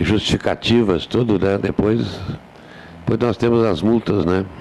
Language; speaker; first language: Portuguese; native; Portuguese